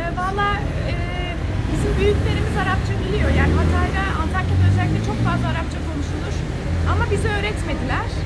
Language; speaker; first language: Turkish; early bilingual, heritage; Turkish